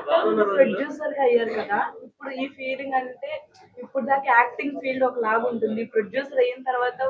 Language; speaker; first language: Telugu; native; Telugu